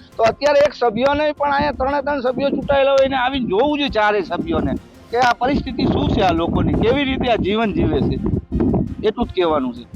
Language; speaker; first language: Gujarati; native; Gujarati